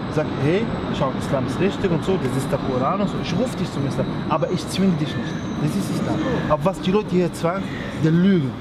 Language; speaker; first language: German; non-native, learner; Arabic